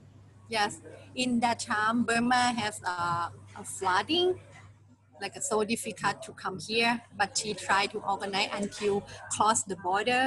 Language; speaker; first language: English; non-native, learner; Thai